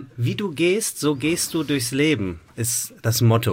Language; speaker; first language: German; native; German